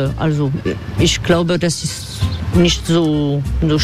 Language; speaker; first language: German; non-native, fluent; French